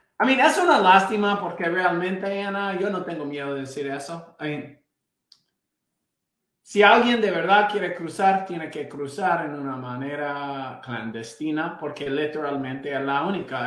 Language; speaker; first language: Spanish; non-native, fluent; English